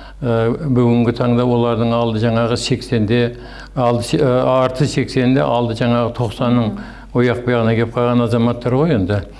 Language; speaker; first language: Kazakh; non-native, local second language; Turkish